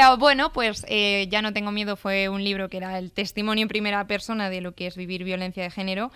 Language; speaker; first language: Spanish; native; Spanish